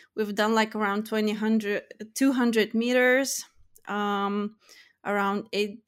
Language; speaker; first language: English; non-native, fluent; Lithuanian